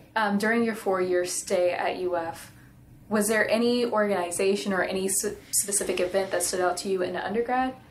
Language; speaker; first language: English; native; English